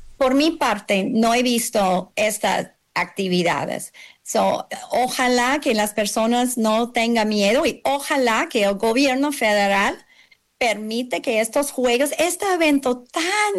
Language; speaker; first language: Spanish; non-native, learner; English